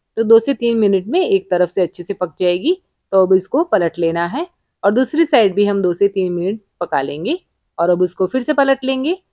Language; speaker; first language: Hindi; non-native, local second language; Gujarati